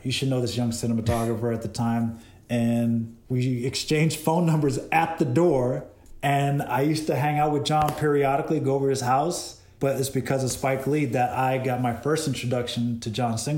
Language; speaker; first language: English; native; English